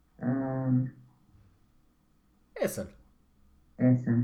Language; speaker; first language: German; non-native, learner; Romanian